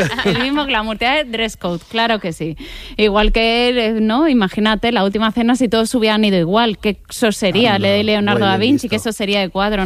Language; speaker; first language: Spanish; native; Spanish